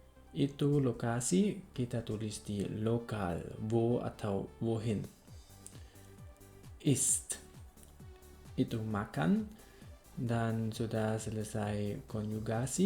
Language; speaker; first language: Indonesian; non-native, fluent; German